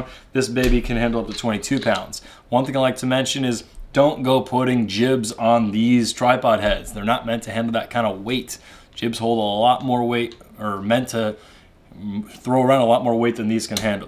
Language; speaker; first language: English; native; English